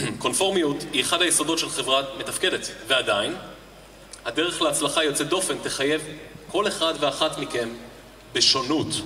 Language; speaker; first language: Hebrew; native; Hebrew